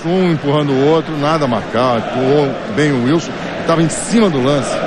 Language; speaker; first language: Portuguese; native; Portuguese